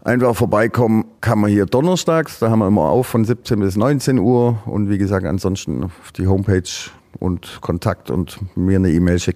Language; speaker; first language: German; native; German